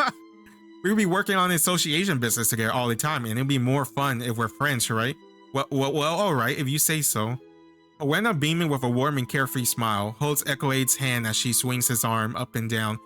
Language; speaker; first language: English; native; English